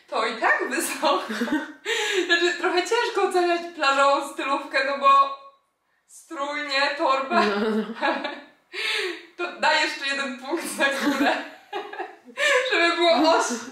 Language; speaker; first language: Polish; native; Polish